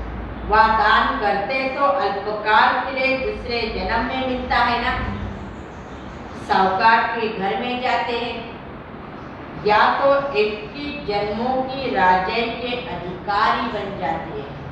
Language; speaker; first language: Hindi; non-native, local second language; Marathi